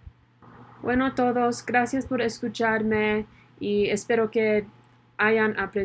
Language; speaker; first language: Spanish; non-native, learner; English